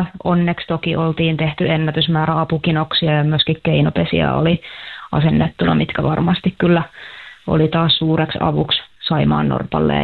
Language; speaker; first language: Finnish; native; Finnish